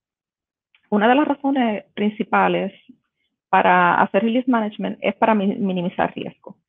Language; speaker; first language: Spanish; native; Spanish